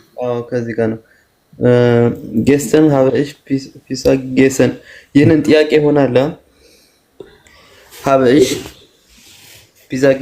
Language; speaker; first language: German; non-native, fluent; Amharic